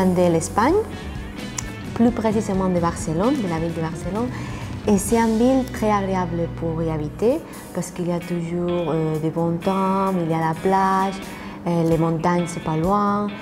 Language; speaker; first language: French; non-native, fluent; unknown